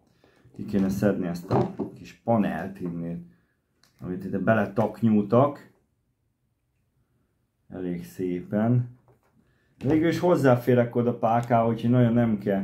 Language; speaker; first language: Hungarian; native; Hungarian